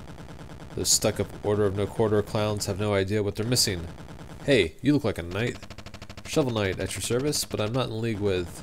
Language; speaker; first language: English; native; English